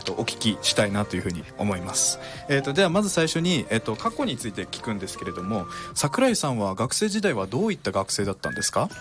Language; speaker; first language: Japanese; native; Japanese